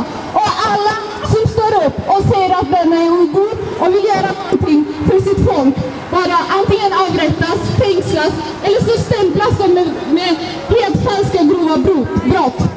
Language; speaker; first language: Swedish; non-native, fluent; Azerbaijani